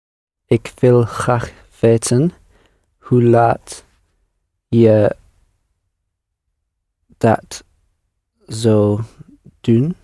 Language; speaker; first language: Dutch; non-native, learner; English